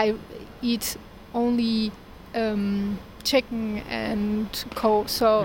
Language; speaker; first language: English; non-native, learner; Turkish